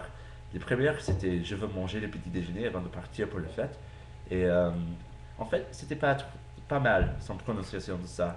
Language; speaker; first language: French; non-native, fluent; English